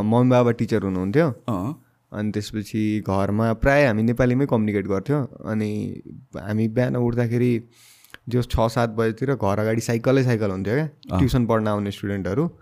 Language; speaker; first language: Nepali; non-native, local second language; Bhojpuri